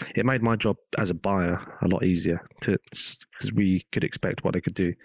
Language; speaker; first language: English; native; English